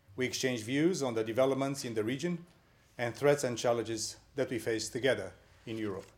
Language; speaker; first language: English; non-native, fluent; Romanian